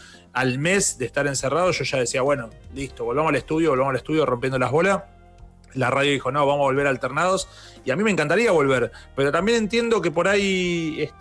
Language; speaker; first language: Spanish; native; Spanish